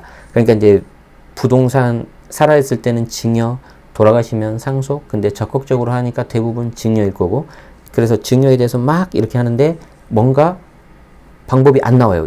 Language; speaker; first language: Korean; native; Korean